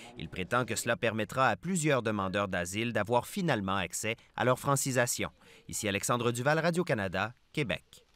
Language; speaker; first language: French; native; French